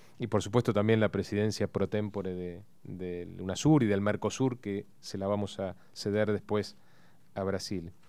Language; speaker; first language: Spanish; native; Spanish